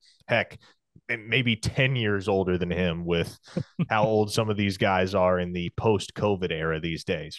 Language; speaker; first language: English; native; English